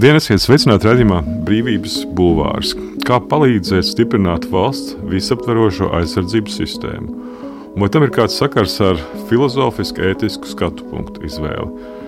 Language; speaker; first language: Latvian; native; Latvian